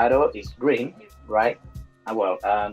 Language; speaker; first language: English; non-native, fluent; Spanish